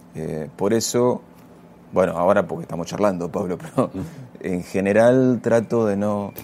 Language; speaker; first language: Spanish; native; Spanish